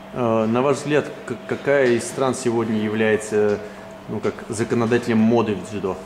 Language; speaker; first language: Russian; native; Russian